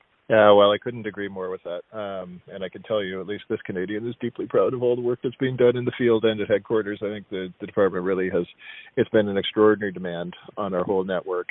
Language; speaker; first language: English; native; English